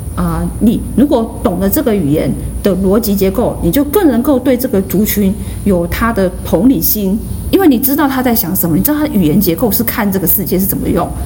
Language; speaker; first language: Chinese; native; Chinese